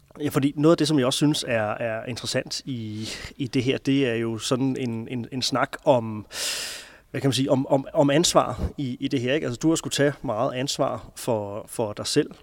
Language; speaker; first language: Danish; native; Danish